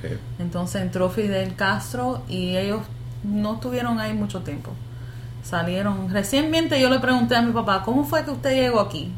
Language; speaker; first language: Spanish; early bilingual, heritage; Spanish